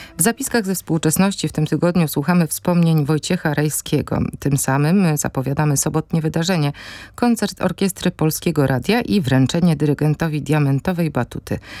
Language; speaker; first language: Polish; native; Polish